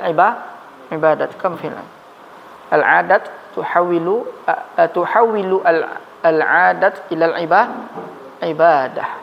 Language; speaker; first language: Arabic; non-native, fluent; Indonesian